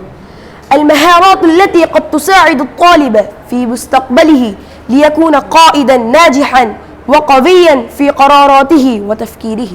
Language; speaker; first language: Arabic; non-native, fluent; Urdu